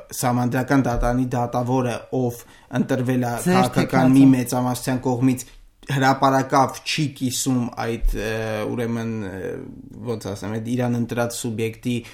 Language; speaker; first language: Armenian; native; Armenian